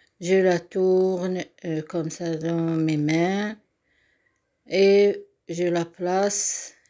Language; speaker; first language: French; non-native, local second language; Arabic